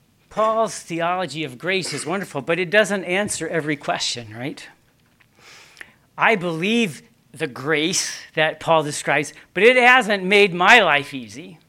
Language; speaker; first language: English; native; English